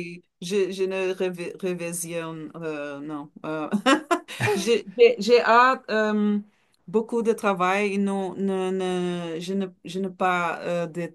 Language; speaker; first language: French; non-native, learner; Portuguese